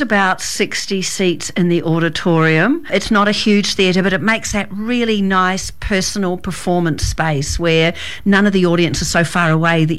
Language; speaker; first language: English; native; English